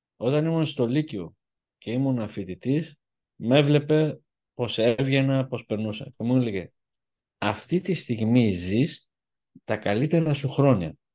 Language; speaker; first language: Greek; early bilingual, heritage; Greek